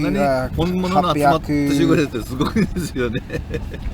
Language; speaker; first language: Japanese; native; Japanese